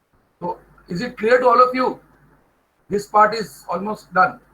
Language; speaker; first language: English; non-native, local second language; Bangla